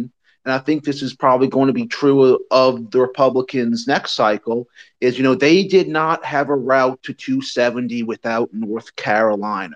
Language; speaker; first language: English; native; English